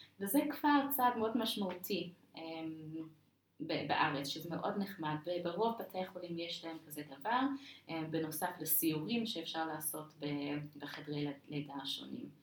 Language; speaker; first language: Hebrew; non-native, fluent; English